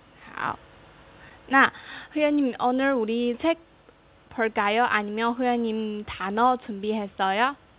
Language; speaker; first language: Korean; non-native, fluent; Chinese